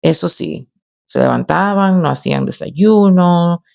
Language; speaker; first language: Spanish; early bilingual, other home language; English